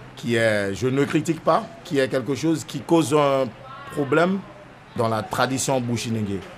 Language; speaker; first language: French; native; French